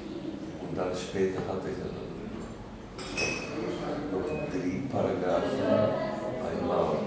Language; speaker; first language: German; non-native, learner; Czech